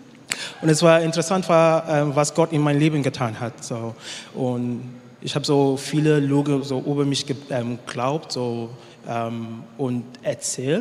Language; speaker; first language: German; non-native, learner; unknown